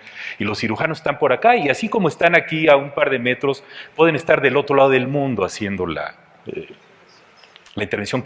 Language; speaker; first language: Spanish; native; Spanish